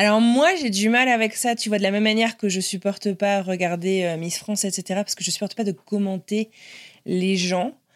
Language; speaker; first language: French; native; French